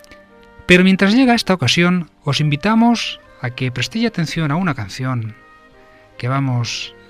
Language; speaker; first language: Spanish; native; Spanish